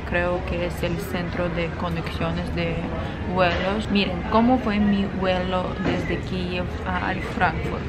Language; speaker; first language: Spanish; non-native, fluent; Ukrainian